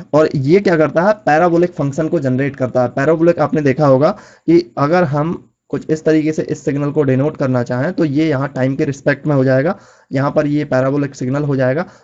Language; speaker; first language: Hindi; native; Hindi